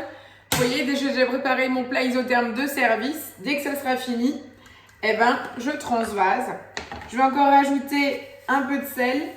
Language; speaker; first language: French; native; French